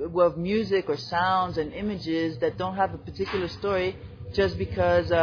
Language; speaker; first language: English; non-native, fluent; Spanish